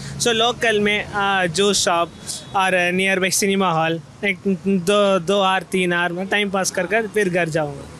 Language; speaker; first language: Hindi; non-native, local second language; Tamil